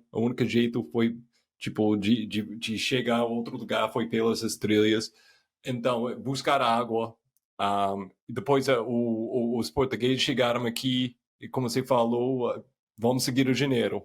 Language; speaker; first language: Portuguese; non-native, fluent; English